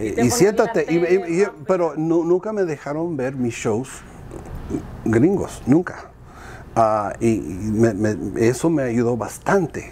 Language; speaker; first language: Spanish; early bilingual, heritage; Spanish